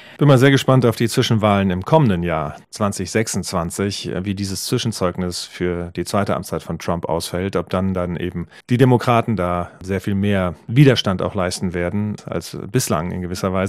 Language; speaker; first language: German; native; German